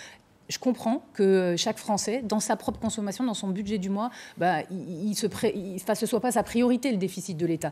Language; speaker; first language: French; native; French